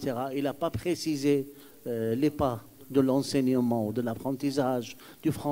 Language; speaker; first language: French; non-native, fluent; Arabic